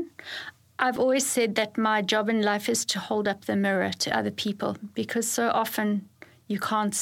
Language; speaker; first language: English; native; English